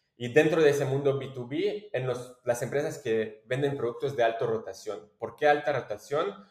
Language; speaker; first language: Spanish; non-native, fluent; French